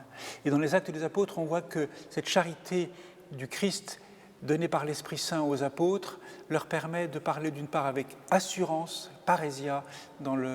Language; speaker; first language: French; native; French